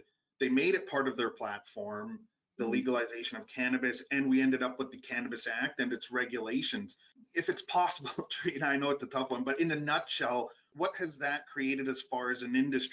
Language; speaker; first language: English; native; English